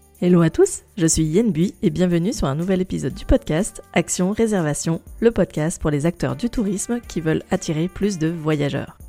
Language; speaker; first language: French; native; French